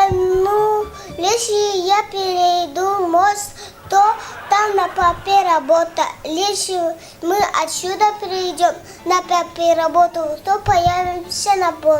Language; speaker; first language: Russian; non-native, local second language; Tajik